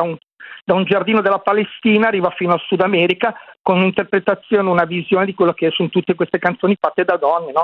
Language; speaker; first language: Italian; native; Italian